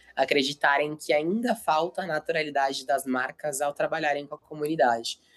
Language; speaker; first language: Portuguese; native; Portuguese